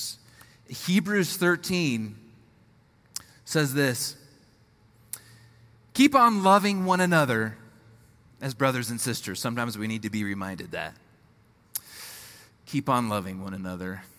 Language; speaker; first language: English; native; English